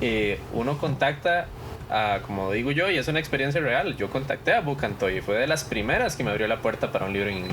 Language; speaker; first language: Spanish; native; Spanish